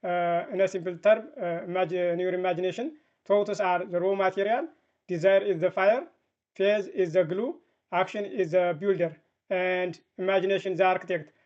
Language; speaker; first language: English; non-native, fluent; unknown